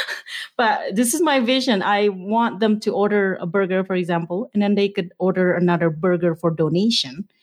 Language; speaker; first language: English; non-native, fluent; Indonesian